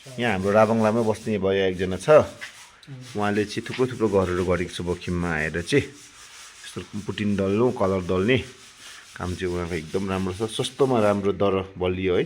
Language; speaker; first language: Nepali; native; Nepali